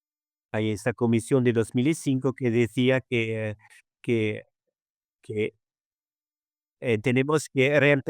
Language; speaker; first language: Spanish; non-native, fluent; Arabic